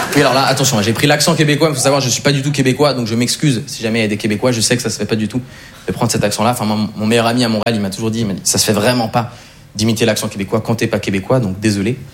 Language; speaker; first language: French; native; French